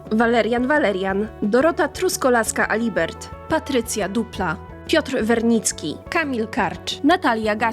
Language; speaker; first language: Polish; native; Polish